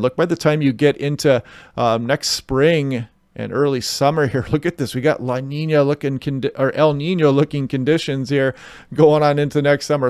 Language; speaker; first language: English; native; English